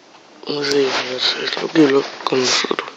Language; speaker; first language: Spanish; native; Spanish